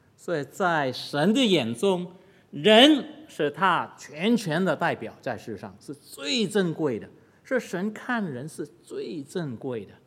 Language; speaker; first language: Chinese; non-native, local second language; Cantonese